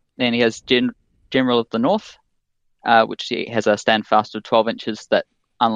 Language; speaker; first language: English; native; English